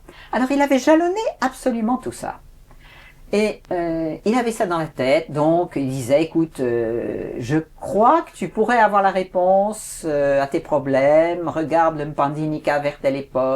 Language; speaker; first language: French; native; French